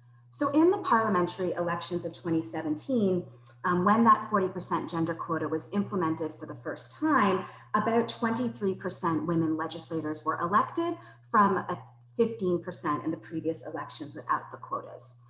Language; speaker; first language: English; native; English